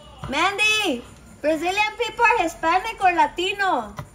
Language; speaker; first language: English; early bilingual, other home language; Spanish